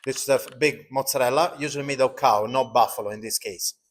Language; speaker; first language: English; non-native, fluent; Italian